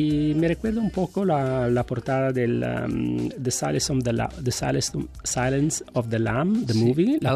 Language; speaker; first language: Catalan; non-native, learner; Italian